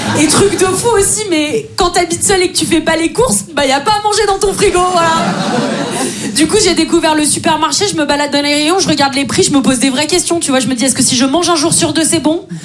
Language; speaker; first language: French; native; French